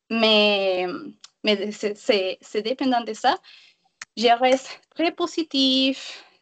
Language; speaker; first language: French; non-native, learner; Spanish